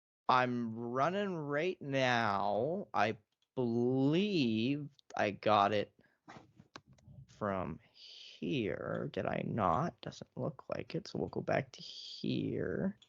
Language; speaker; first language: English; native; English